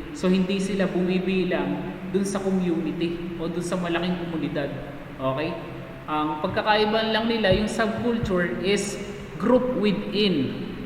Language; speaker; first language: Filipino; native; Filipino